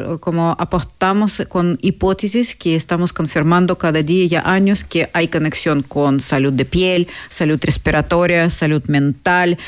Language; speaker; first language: Spanish; non-native, fluent; Russian